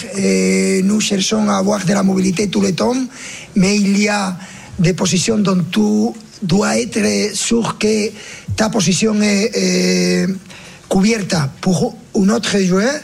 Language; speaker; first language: French; non-native, learner; Spanish